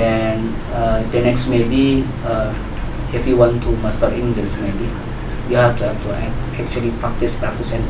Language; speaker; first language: English; non-native, learner; Indonesian